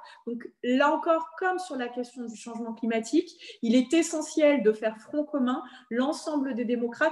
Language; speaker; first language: French; native; French